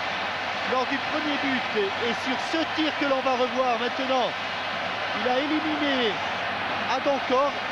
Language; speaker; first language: French; native; French